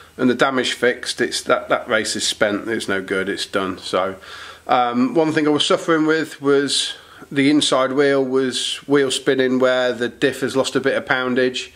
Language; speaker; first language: English; native; English